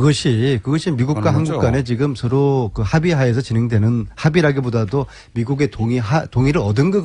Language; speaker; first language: Korean; native; Korean